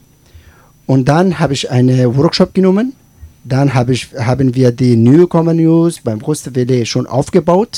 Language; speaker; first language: German; non-native, learner; Persian